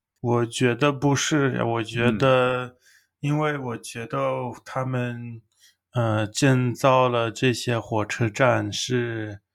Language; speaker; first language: Chinese; non-native, fluent; English